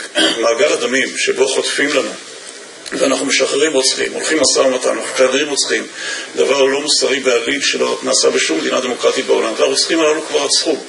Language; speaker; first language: Hebrew; native; Hebrew